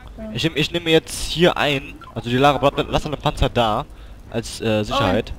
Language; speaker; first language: German; native; German